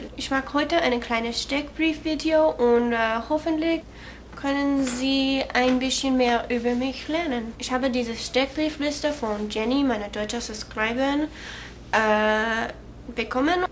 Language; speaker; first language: German; non-native, learner; English